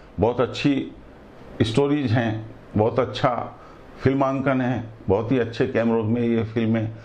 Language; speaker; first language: Hindi; native; Hindi